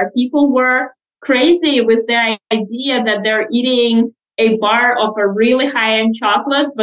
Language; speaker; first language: English; non-native, fluent; Russian